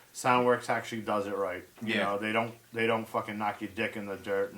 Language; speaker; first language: English; native; English